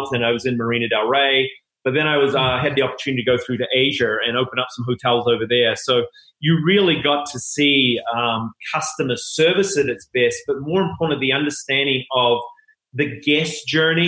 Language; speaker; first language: English; native; English